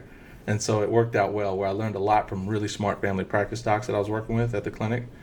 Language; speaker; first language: English; native; English